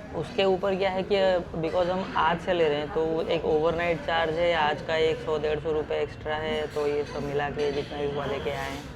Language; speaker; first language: Hindi; non-native, local second language; Odia